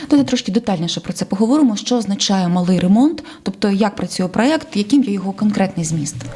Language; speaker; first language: Ukrainian; native; Ukrainian